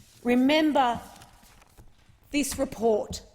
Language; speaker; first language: English; native; English